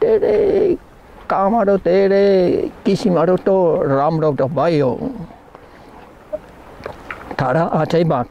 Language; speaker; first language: Nepali; non-native, learner; German